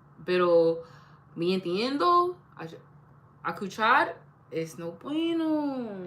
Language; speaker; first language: Spanish; non-native, learner; English